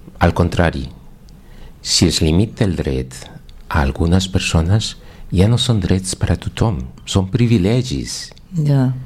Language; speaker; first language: Catalan; non-native, fluent; Spanish